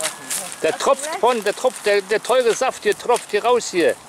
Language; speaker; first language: German; native; German